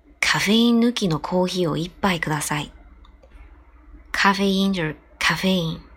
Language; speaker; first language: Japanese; non-native, fluent; Chinese